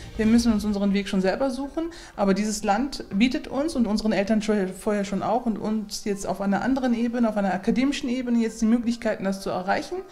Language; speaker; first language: German; native; German